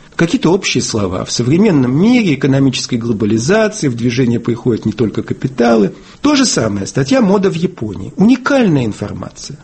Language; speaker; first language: Russian; native; Russian